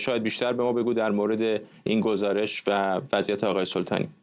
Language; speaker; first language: Persian; native; Persian